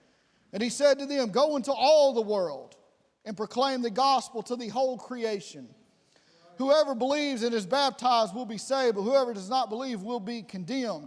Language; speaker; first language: English; native; English